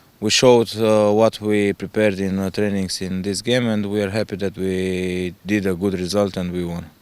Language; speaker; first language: English; non-native, fluent; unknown